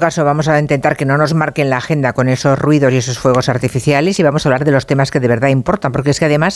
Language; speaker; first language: Spanish; native; Spanish